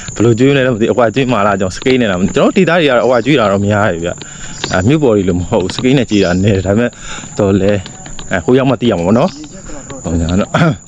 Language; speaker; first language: Burmese; native; Burmese